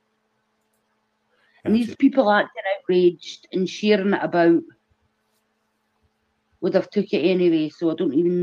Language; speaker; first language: English; native; English